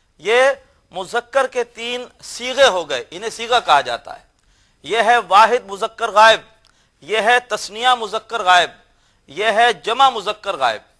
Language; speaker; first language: Urdu; native; Urdu